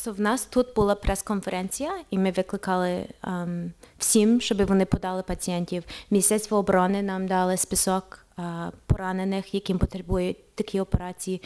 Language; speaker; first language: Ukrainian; early bilingual, heritage; Ukrainian